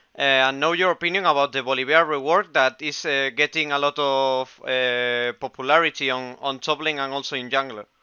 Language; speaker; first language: English; non-native, fluent; Spanish